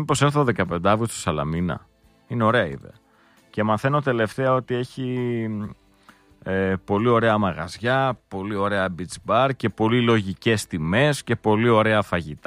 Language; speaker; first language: Greek; native; Greek